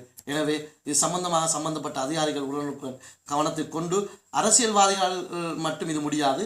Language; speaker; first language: Tamil; native; Tamil